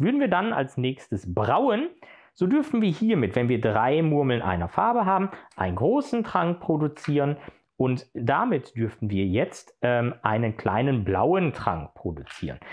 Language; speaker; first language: German; native; German